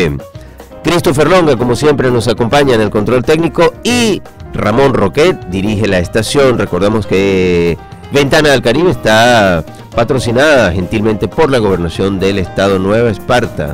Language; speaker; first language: Spanish; native; Spanish